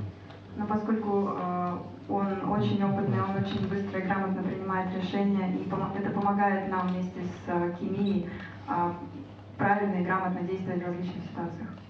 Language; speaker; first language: Russian; native; Russian